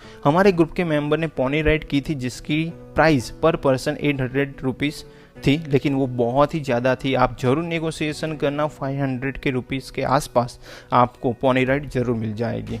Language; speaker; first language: Hindi; native; Hindi